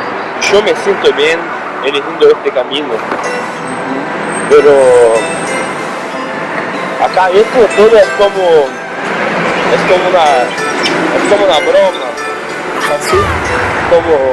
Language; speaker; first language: Spanish; non-native, learner; Portuguese